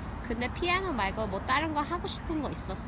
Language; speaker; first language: Korean; early bilingual, heritage; English